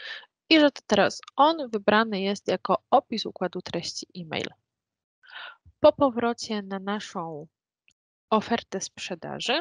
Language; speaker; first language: Polish; native; Polish